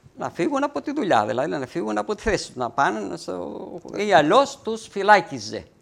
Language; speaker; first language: Greek; native; Greek